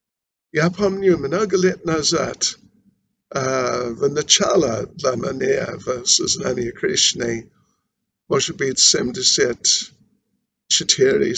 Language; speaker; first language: Russian; non-native, learner; English